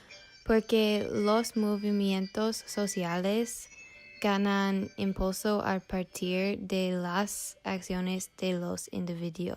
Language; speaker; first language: Spanish; non-native, learner; English